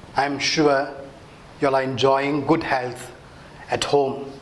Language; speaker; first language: English; non-native, local second language; Tamil